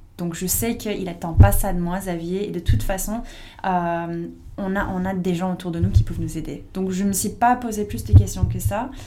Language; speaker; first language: French; non-native, fluent; English